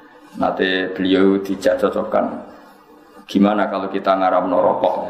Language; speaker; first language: Indonesian; non-native, local second language; Javanese